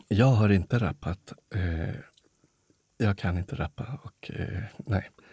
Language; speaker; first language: Swedish; early bilingual, other home language; Spanish